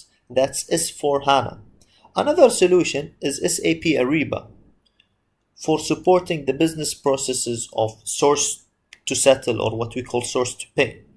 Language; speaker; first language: English; non-native, fluent; Arabic